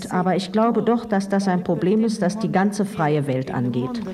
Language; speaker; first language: German; native; German